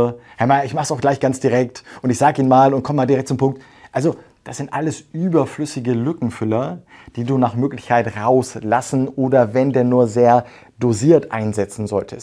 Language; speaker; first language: German; native; German